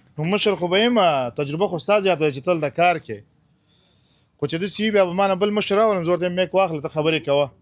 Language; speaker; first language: Pashto; native; Pashto